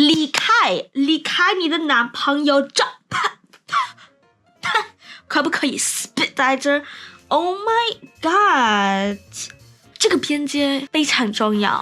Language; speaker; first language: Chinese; non-native, learner; English